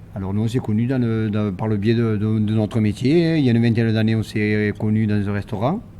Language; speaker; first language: French; early bilingual, other home language; Portuguese